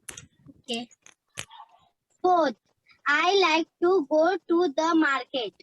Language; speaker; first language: English; non-native, learner; Hindi